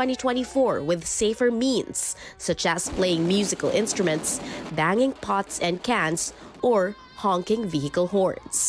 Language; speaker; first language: English; non-native, local second language; Filipino